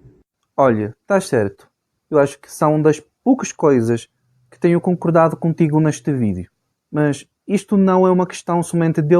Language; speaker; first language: Portuguese; non-native, fluent; Spanish